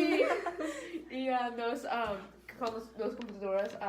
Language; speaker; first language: Spanish; non-native, learner; English